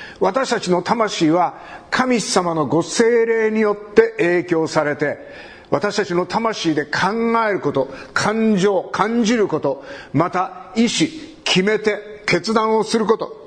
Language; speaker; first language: Japanese; native; Japanese